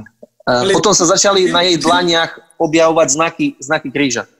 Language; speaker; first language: Polish; non-native, learner; Slovak